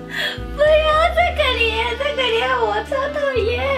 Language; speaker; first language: Chinese; non-native, learner; Japanese